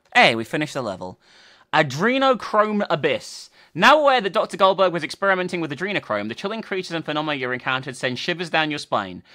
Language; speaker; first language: English; native; English